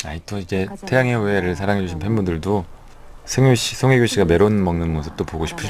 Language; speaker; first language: Korean; native; Korean